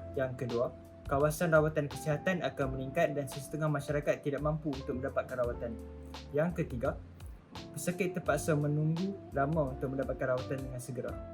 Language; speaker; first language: Malay; native; Malay